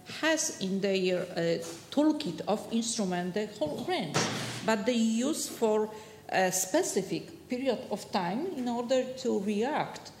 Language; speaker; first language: English; non-native, fluent; Polish